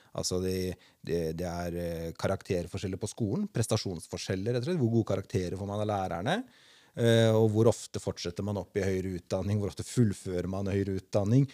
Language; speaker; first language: Norwegian; native; Norwegian